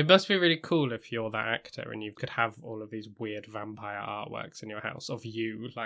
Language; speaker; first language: English; native; English